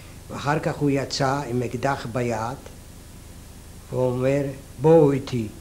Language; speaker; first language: Hebrew; non-native, fluent; Yiddish